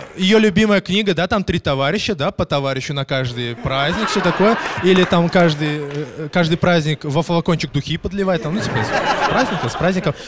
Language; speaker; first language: Russian; native; Russian